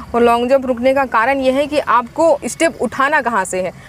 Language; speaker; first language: Hindi; native; Hindi